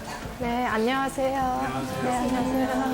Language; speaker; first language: Korean; non-native, learner; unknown